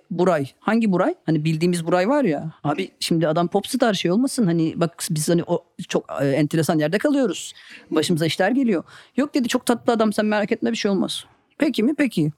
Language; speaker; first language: Turkish; native; Turkish